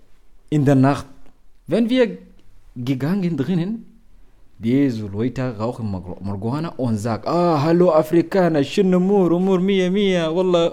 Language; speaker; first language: German; non-native, learner; Arabic